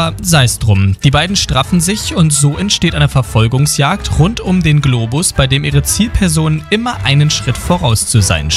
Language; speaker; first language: German; native; German